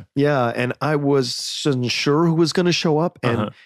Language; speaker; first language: English; native; English